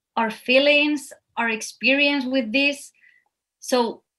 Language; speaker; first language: English; non-native, fluent; Spanish